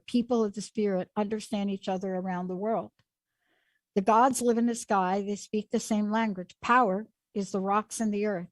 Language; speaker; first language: English; native; English